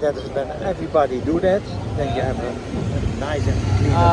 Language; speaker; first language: English; non-native, learner; Dutch